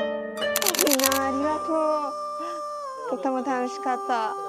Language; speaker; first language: Japanese; non-native, learner; Persian